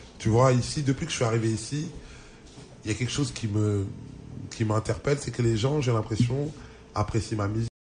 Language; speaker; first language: French; early bilingual, other home language; Lingala